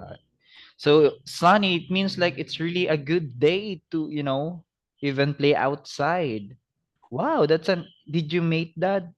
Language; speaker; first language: English; non-native, fluent; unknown